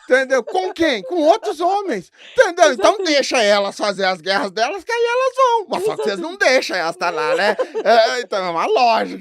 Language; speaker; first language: Portuguese; native; Portuguese